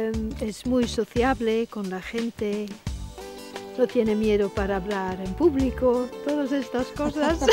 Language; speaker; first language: Spanish; non-native, fluent; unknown